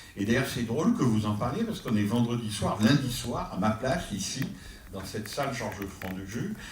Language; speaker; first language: French; native; French